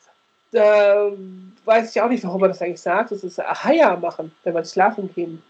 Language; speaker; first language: German; native; German